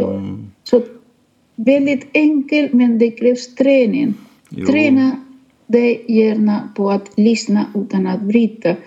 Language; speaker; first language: Swedish; non-native, fluent; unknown